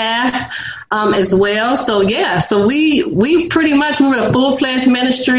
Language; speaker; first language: English; native; English